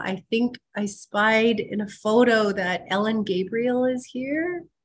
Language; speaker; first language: English; native; English